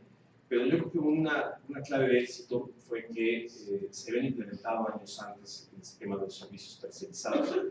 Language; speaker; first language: Spanish; native; Spanish